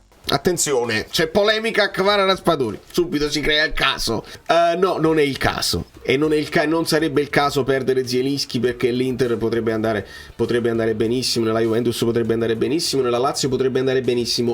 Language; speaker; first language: Italian; native; Italian